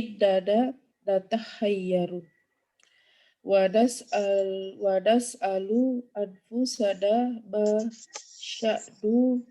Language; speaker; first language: Arabic; non-native, learner; Indonesian